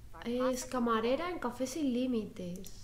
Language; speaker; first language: Spanish; native; Spanish